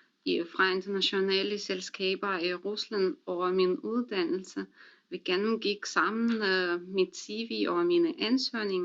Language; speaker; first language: Danish; non-native, fluent; Russian